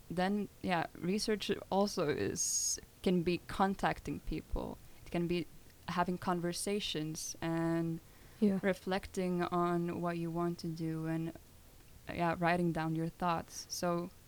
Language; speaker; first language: English; non-native, fluent; Lithuanian